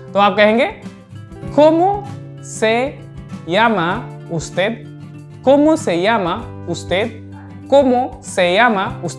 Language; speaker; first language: Spanish; non-native, learner; Hindi